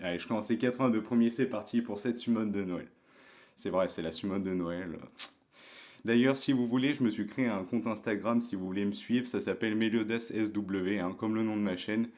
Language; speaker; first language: French; native; French